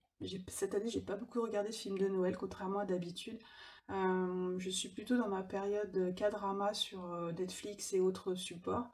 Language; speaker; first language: French; native; French